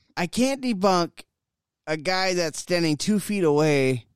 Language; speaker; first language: English; native; English